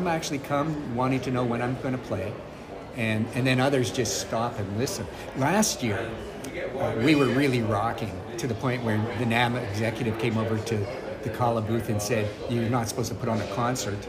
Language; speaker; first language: English; native; English